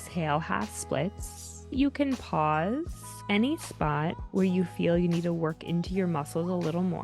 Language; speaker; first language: English; native; English